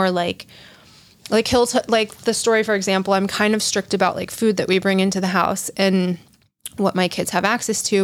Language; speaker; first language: English; native; English